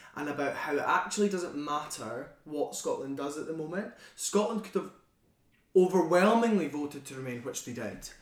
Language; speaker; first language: English; native; English